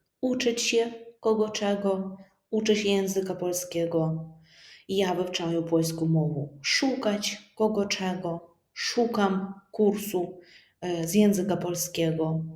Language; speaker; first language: Polish; non-native, fluent; Ukrainian